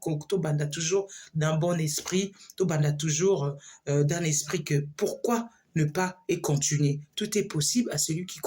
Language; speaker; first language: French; non-native, local second language; Lingala